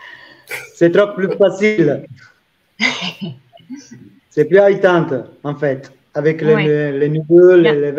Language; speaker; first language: French; non-native, learner; Italian